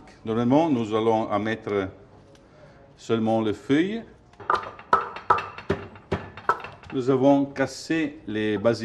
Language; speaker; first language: French; non-native, learner; Italian